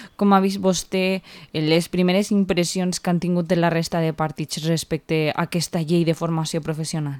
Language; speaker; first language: Catalan; native; Catalan